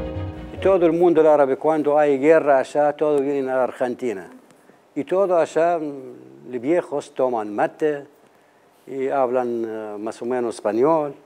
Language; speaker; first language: Spanish; non-native, learner; Arabic